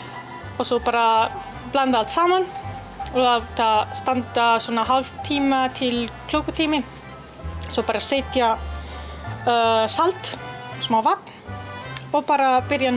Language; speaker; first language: Icelandic; non-native, learner; Italian